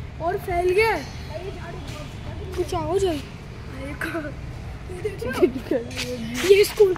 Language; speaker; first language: Hindi; native; Hindi